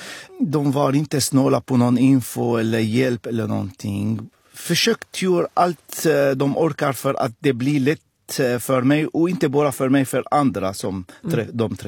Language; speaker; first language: Swedish; non-native, fluent; Arabic